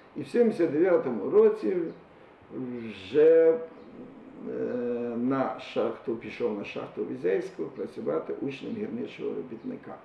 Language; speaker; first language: Ukrainian; native; Ukrainian